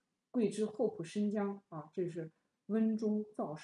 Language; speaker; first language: Chinese; native; Chinese